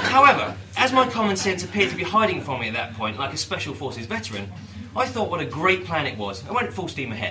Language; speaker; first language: English; native; English